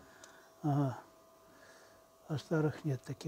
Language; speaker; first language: Russian; native; Russian